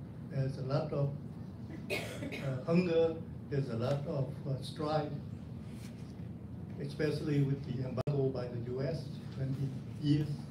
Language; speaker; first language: English; non-native, fluent; Vietnamese